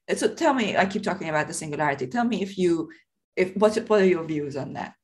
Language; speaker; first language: English; non-native, fluent; Persian